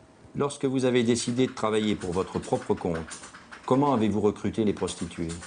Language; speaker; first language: French; native; French